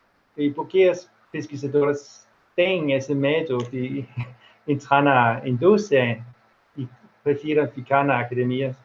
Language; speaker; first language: Portuguese; non-native, fluent; Swedish